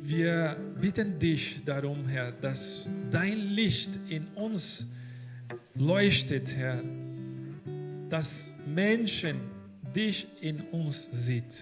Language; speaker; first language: German; non-native, fluent; Portuguese